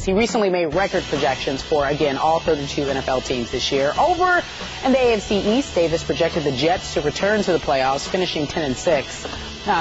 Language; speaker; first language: English; native; English